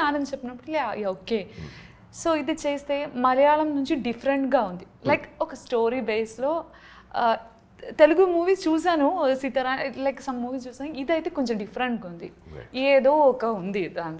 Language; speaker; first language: Telugu; non-native, learner; Malayalam